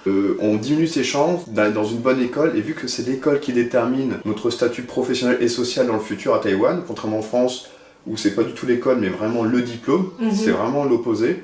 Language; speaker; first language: French; native; French